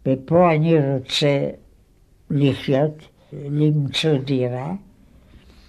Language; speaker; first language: Hebrew; non-native, fluent; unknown